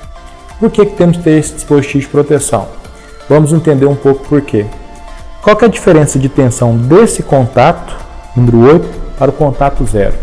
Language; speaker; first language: Portuguese; native; Portuguese